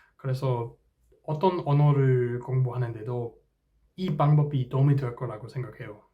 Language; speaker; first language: Korean; non-native, fluent; English